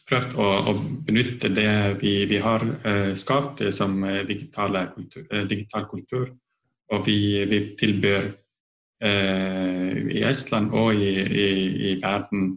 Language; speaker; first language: Norwegian; non-native, fluent; Estonian